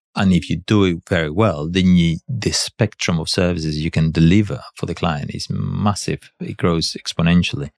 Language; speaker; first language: English; non-native, fluent; Spanish